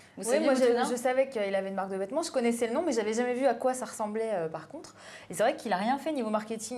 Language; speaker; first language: French; native; French